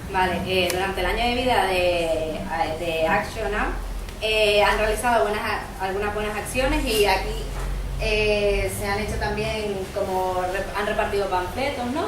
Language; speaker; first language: Spanish; native; Spanish